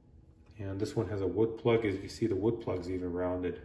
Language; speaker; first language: English; native; English